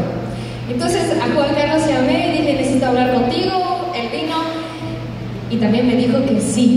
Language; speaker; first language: Spanish; non-native, fluent; Russian